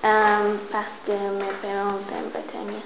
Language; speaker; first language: French; non-native, learner; English